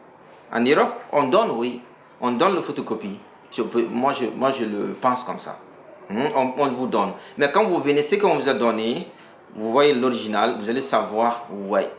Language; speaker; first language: French; non-native, local second language; Mandingo